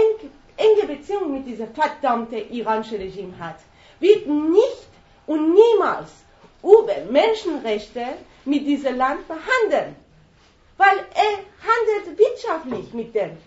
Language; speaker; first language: German; non-native, fluent; Persian